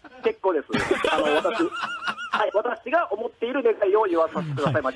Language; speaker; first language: Japanese; native; Japanese